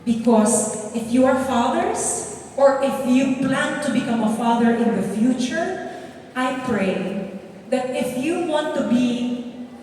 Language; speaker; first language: English; non-native, local second language; Filipino